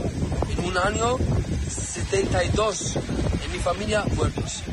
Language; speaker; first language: Spanish; non-native, learner; Arabic